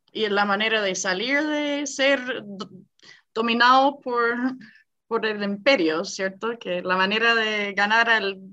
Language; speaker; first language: Spanish; non-native, fluent; English